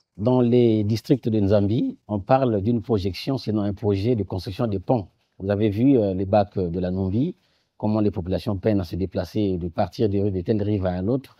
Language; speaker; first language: French; native; French